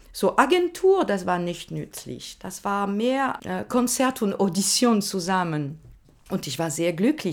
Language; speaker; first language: German; non-native, learner; French